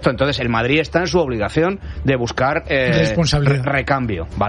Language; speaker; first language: Spanish; native; Spanish